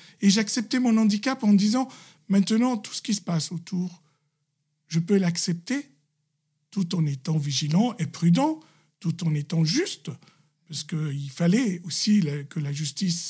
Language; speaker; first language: French; non-native, local second language; Arabic